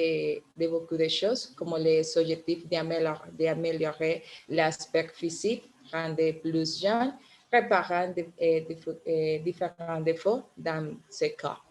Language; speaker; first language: French; non-native, learner; Spanish